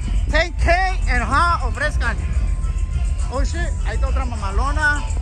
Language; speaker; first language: Spanish; early bilingual, heritage; Spanish